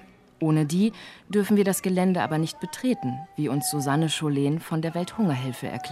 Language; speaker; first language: German; native; German